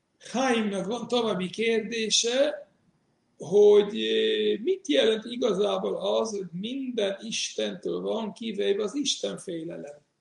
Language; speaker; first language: Hungarian; non-native, fluent; Yiddish